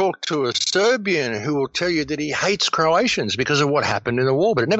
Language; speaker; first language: English; native; English